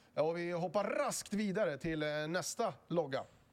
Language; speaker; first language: Swedish; native; Swedish